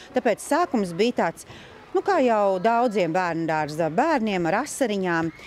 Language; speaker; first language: Latvian; native; Latvian